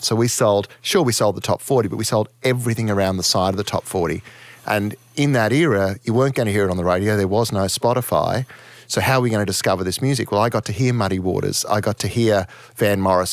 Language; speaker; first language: English; native; English